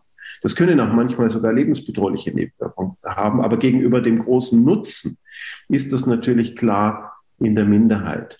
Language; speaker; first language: German; native; German